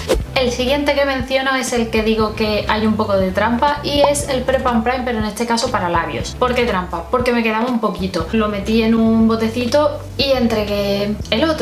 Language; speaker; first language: Spanish; native; Spanish